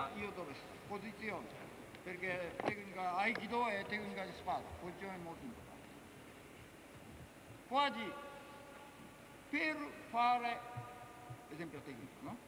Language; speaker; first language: Italian; non-native, learner; Japanese